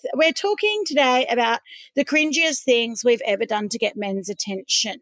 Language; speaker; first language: English; native; English